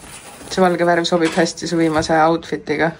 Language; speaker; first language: Estonian; native; Estonian